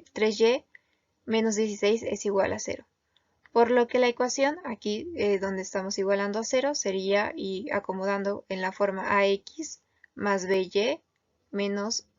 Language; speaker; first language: Spanish; native; Spanish